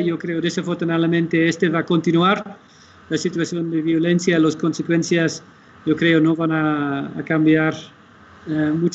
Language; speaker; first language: Spanish; non-native, fluent; Dutch